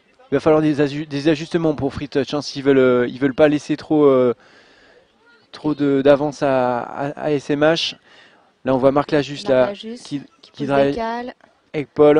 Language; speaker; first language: French; native; French